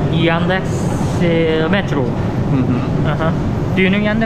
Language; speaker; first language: English; non-native, learner; Korean